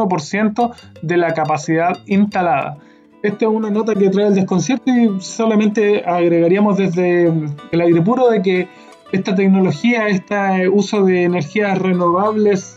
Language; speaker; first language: Spanish; native; Spanish